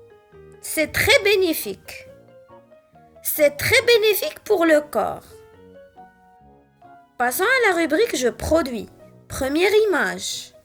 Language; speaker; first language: French; non-native, local second language; Arabic